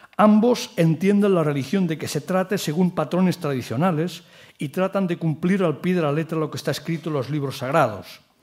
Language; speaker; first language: Spanish; non-native, local second language; Catalan